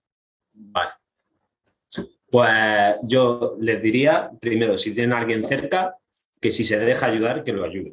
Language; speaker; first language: Spanish; native; Spanish